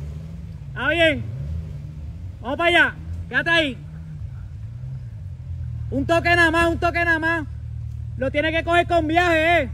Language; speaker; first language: Spanish; native; Spanish